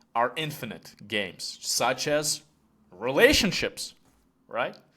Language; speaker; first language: English; non-native, fluent; Ukrainian